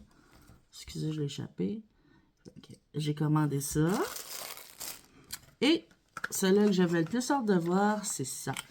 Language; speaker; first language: French; native; French